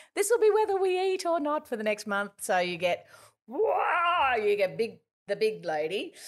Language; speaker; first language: English; native; English